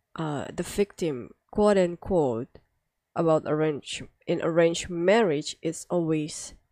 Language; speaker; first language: English; non-native, fluent; Indonesian